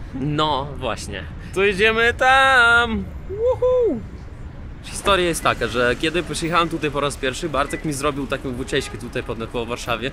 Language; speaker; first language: Polish; non-native, fluent; Russian